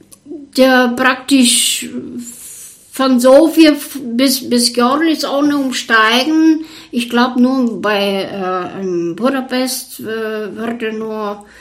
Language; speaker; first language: German; non-native, fluent; Bulgarian